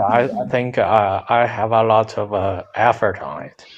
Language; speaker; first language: English; non-native, learner; Chinese